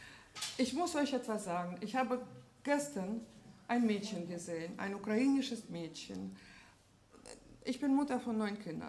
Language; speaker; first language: German; non-native, fluent; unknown